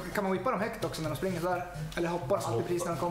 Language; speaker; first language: Swedish; native; Swedish